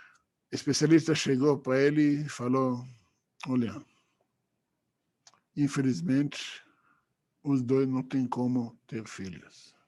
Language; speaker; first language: Portuguese; non-native, fluent; Hebrew